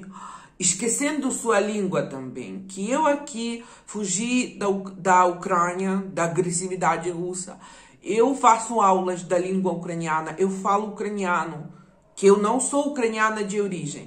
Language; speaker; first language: Portuguese; non-native, fluent; Ukrainian